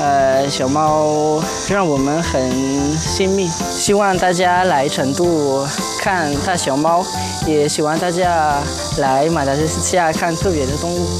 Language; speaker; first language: Chinese; non-native, learner; Malagasy